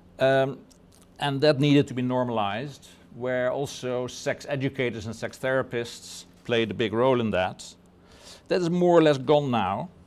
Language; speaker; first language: English; non-native, fluent; Dutch